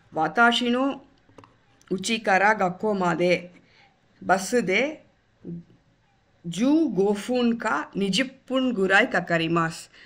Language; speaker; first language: Japanese; non-native, fluent; Tamil